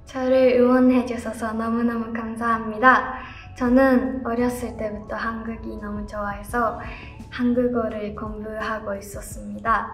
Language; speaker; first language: Korean; non-native, learner; Japanese